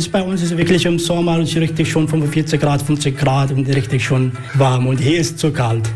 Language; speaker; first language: German; non-native, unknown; Arabic